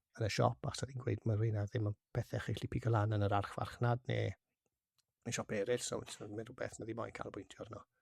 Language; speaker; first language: Welsh; non-native, local second language; English